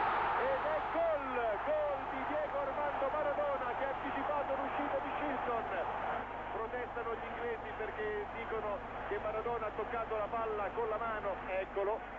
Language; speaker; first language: Italian; native; Italian